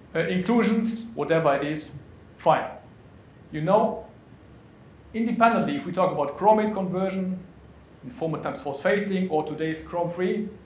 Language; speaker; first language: English; non-native, fluent; German